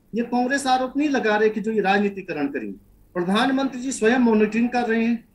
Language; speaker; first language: Hindi; native; Hindi